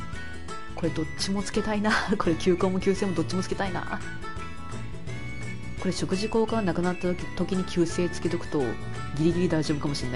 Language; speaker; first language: Japanese; native; Japanese